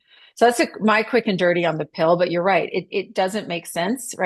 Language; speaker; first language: English; native; English